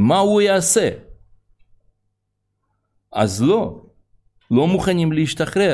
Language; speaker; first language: Hebrew; non-native, fluent; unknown